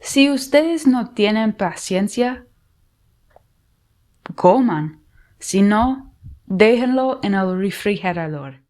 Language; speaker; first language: Spanish; non-native, learner; English